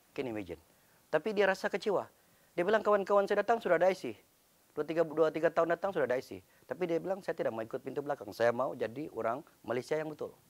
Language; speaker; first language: Malay; native; Malay